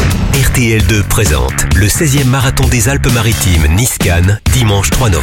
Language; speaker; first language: French; native; French